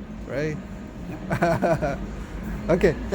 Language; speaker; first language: English; non-native, learner; Chinese